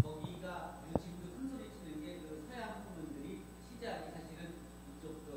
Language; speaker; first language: Korean; native; Korean